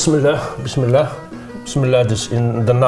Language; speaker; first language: Dutch; non-native, learner; Arabic